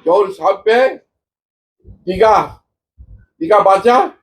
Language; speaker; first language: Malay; non-native, learner; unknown